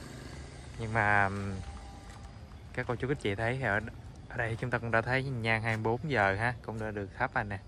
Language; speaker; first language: Vietnamese; native; Vietnamese